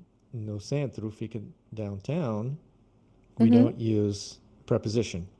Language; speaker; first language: English; non-native, fluent; Portuguese